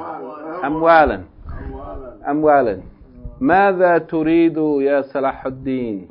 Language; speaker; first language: Arabic; non-native, fluent; English